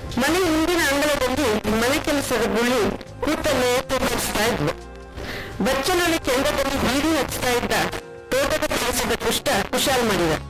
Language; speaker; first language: Kannada; native; Kannada